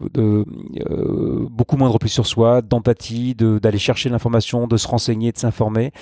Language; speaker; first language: French; native; French